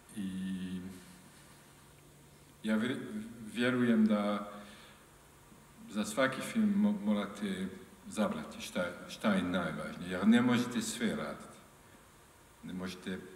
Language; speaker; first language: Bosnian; non-native, learner; French